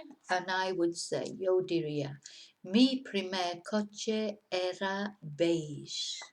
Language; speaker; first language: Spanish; non-native, fluent; English